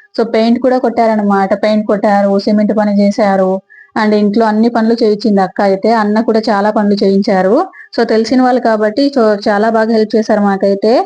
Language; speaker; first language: Telugu; native; Telugu